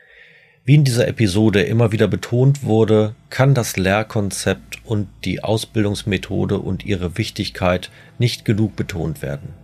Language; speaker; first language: German; native; German